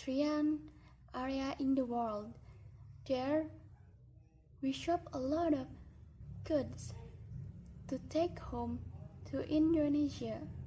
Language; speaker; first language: English; non-native, learner; Indonesian